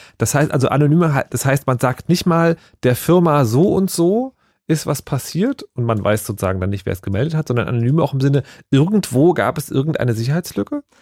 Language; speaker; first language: German; native; German